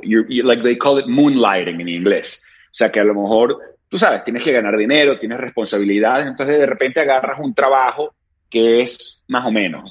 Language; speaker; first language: Spanish; native; Spanish